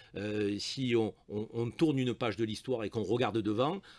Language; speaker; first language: French; native; French